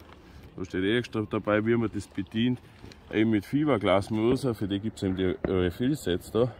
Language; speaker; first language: German; native; German